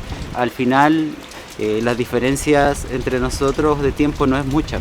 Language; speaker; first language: Spanish; native; Spanish